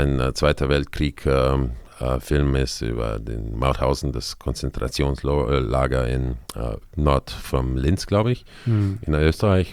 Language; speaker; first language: German; non-native, fluent; Croatian